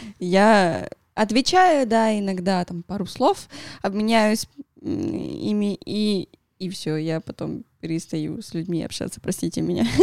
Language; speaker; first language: Russian; non-native, fluent; Spanish